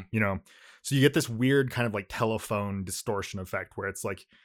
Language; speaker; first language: English; early bilingual, other home language; Japanese